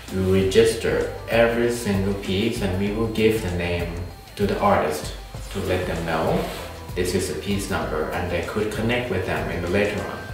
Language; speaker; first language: English; non-native, fluent; Thai